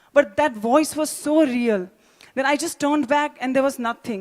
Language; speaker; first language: English; non-native, local second language; Hindi